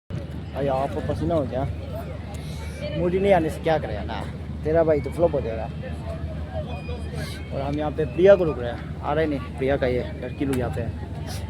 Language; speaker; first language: Hindi; non-native, local second language; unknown